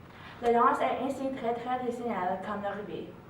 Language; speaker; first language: French; non-native, learner; English